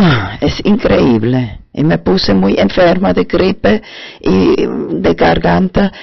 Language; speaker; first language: Spanish; non-native, fluent; German